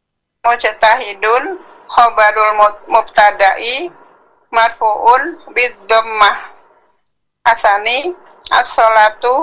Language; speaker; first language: Arabic; non-native, learner; Indonesian